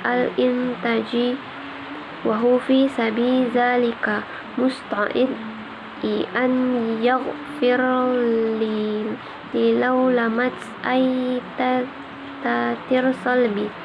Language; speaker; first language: Arabic; non-native, learner; Indonesian